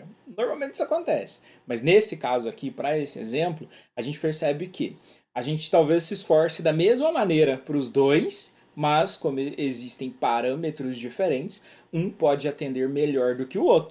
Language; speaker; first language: Portuguese; native; Portuguese